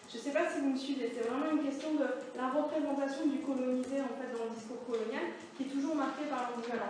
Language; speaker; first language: French; native; French